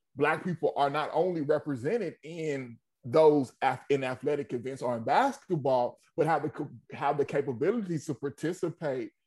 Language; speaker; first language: English; native; English